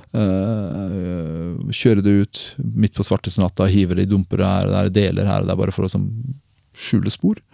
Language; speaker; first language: Norwegian; early bilingual, other home language; Persian